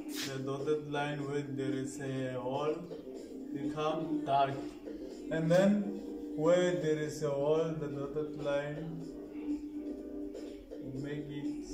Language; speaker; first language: English; non-native, local second language; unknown